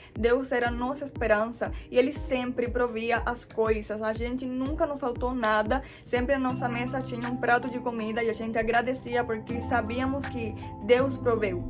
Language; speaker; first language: Portuguese; non-native, fluent; Spanish